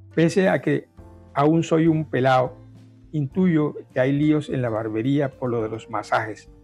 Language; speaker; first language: Spanish; native; Spanish